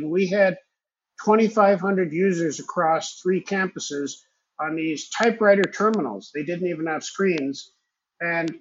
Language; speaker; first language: English; early bilingual, other home language; Hebrew